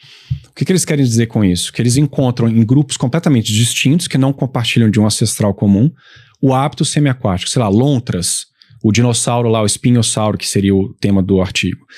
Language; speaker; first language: Portuguese; native; Portuguese